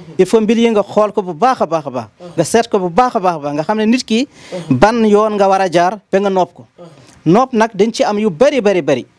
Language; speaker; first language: Wolof; non-native, local second language; Fula